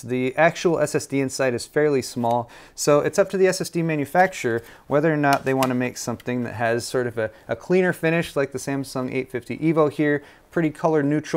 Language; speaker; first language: English; native; English